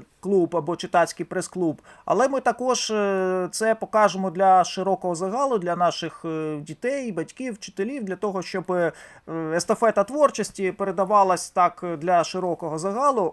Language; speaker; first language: Ukrainian; native; Ukrainian